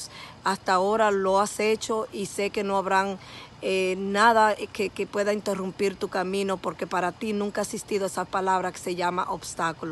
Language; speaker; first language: Spanish; native; Spanish